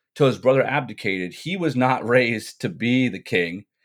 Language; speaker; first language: English; native; English